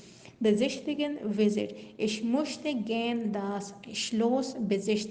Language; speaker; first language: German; non-native, learner; Urdu